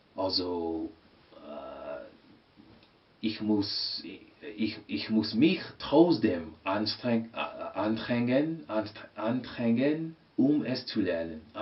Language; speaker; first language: German; non-native, learner; English